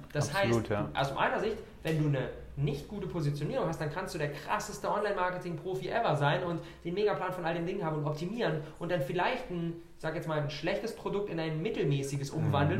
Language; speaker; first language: German; native; German